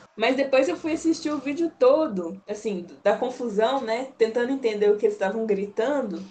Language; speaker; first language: Portuguese; native; Portuguese